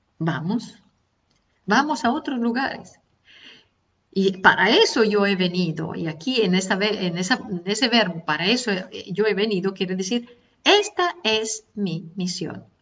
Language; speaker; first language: Spanish; non-native, fluent; Italian